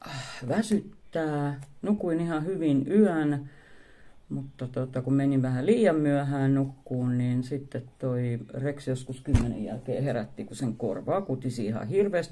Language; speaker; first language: Finnish; native; Finnish